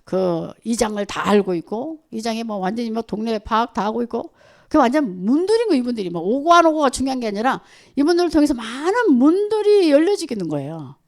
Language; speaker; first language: Korean; native; Korean